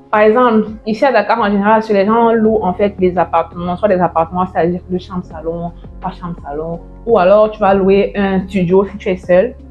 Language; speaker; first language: French; native; French